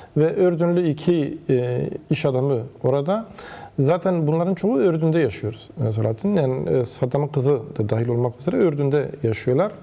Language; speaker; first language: Turkish; non-native, local second language; Kurdish